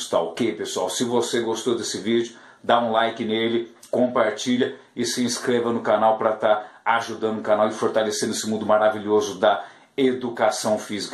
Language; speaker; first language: Portuguese; native; Portuguese